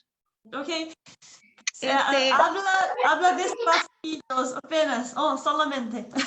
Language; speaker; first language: Spanish; non-native, learner; Portuguese